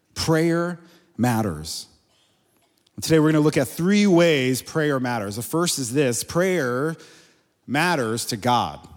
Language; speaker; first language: English; native; English